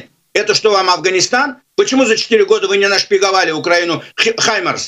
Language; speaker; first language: Russian; non-native, local second language; Azerbaijani